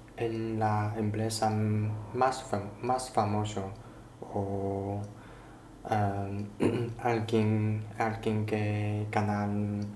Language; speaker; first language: Spanish; non-native, learner; Chinese